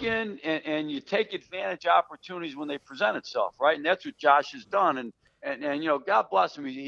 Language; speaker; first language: English; native; English